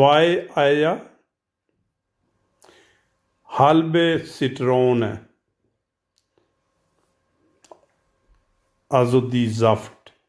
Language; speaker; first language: German; non-native, learner; Urdu